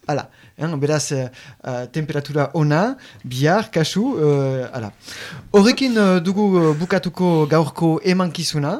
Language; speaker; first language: Basque; native; Basque